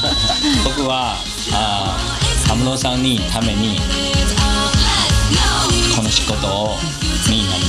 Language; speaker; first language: Japanese; non-native, learner; Chinese